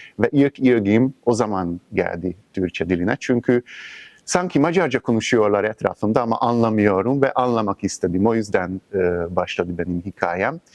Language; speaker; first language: Turkish; non-native, fluent; Hungarian